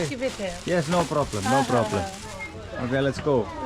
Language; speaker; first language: English; non-native, fluent; Finnish